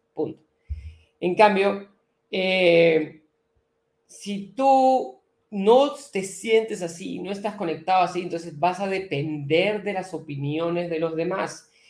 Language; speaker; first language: Spanish; native; Spanish